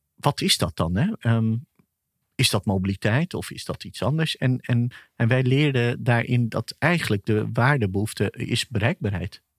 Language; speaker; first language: Dutch; early bilingual, other home language; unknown